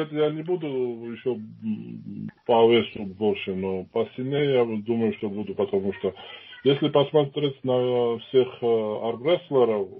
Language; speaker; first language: Russian; non-native, fluent; Georgian